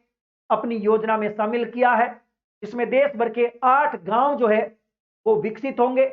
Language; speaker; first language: Hindi; native; Hindi